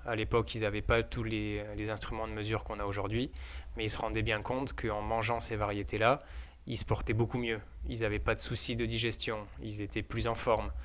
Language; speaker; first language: French; native; French